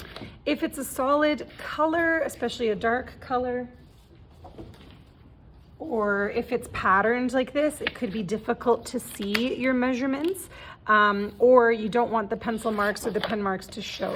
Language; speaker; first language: English; native; English